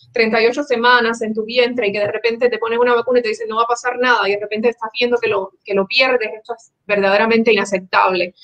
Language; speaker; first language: Spanish; native; Spanish